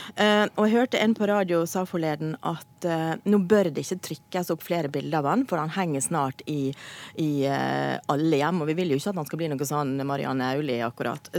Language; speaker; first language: Norwegian; native; Norwegian